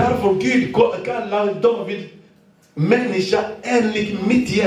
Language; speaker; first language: Swedish; non-native, fluent; Lingala